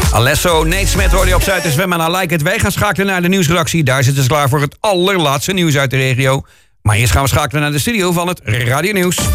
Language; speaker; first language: Dutch; native; Dutch